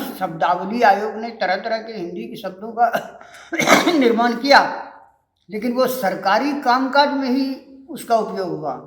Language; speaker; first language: Hindi; native; Hindi